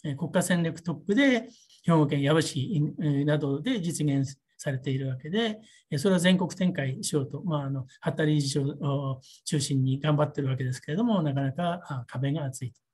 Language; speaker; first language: Japanese; native; Japanese